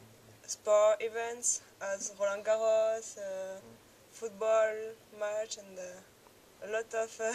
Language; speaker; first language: English; non-native, learner; French